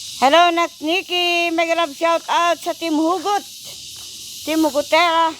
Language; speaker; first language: Filipino; non-native, local second language; Iloko